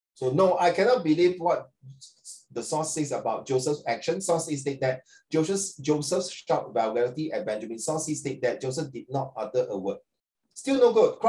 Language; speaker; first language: English; non-native, local second language; Chinese